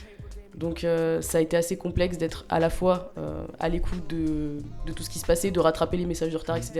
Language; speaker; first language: French; native; French